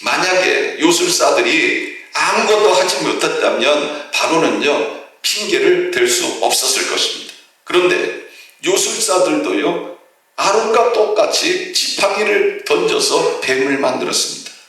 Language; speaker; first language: Korean; native; Korean